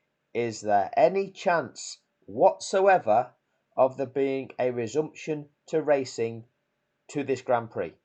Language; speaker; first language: English; native; English